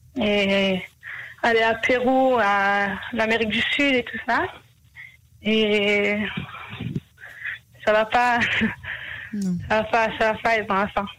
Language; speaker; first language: French; early bilingual, heritage; Hebrew